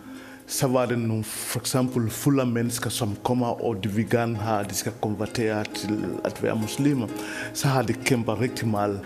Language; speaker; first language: Danish; non-native, learner; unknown